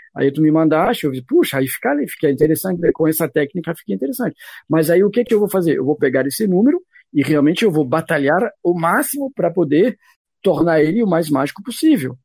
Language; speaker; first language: Portuguese; non-native, fluent; French